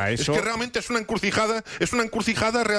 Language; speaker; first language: Spanish; native; Spanish